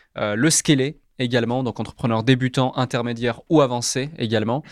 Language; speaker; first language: French; native; French